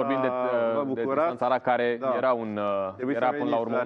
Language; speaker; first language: Romanian; native; Romanian